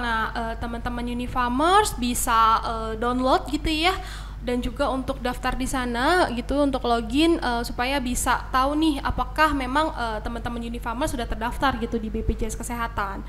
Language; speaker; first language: Indonesian; native; Indonesian